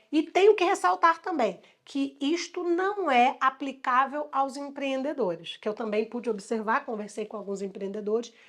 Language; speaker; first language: Portuguese; native; Portuguese